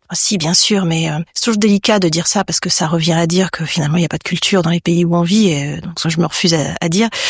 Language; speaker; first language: French; early bilingual, heritage; French